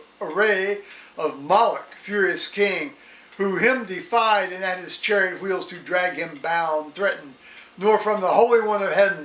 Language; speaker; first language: English; native; English